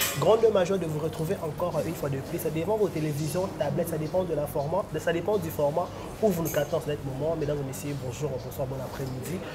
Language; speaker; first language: French; non-native, local second language; Lingala